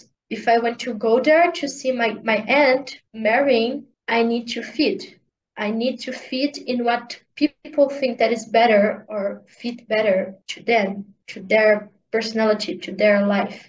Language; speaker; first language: English; non-native, learner; Portuguese